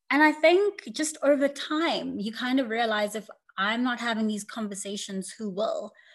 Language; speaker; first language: English; native; English